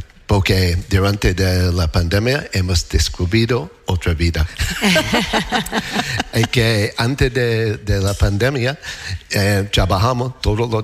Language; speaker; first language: Spanish; non-native, fluent; English